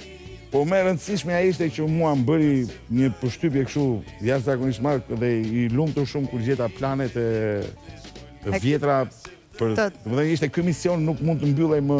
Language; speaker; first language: Albanian; native; Albanian